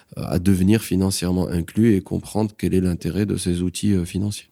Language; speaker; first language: French; non-native, local second language; Arabic